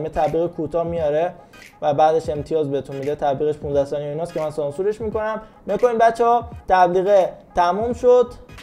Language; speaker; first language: Persian; native; Persian